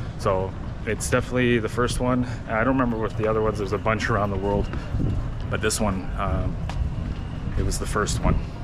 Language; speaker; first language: English; native; English